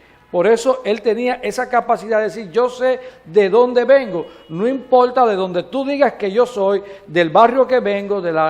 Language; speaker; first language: Spanish; native; Spanish